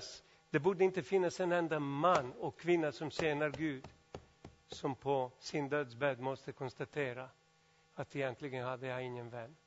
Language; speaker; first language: Swedish; non-native, fluent; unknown